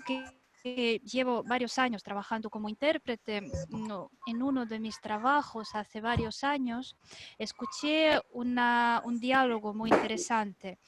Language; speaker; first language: Spanish; non-native, fluent; Russian